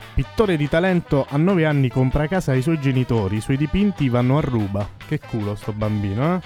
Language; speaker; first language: Italian; native; Italian